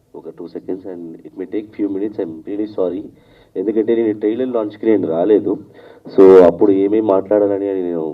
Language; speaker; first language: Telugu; non-native, learner; Tamil